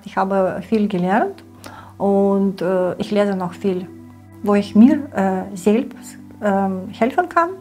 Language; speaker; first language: German; non-native, learner; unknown